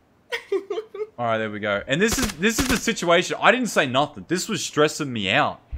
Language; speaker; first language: English; native; English